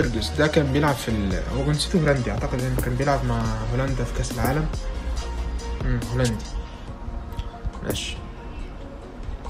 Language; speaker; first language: Arabic; native; Arabic